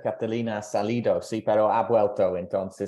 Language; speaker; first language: Spanish; non-native, fluent; English